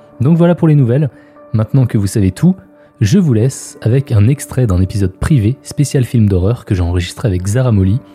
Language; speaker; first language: French; native; French